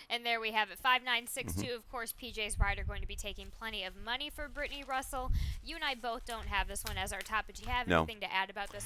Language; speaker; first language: English; native; English